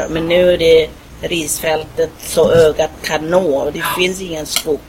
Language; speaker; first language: Swedish; non-native, fluent; Thai